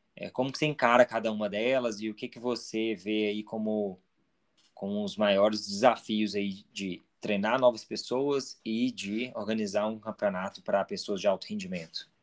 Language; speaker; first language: Portuguese; native; Portuguese